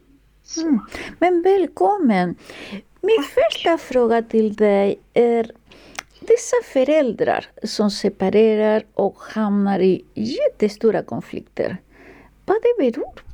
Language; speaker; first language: Swedish; non-native, fluent; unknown